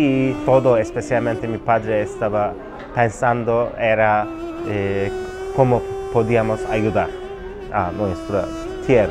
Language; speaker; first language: Spanish; non-native, fluent; Turkish